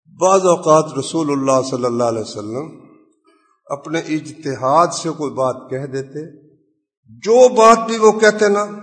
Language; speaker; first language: Urdu; non-native, local second language; Punjabi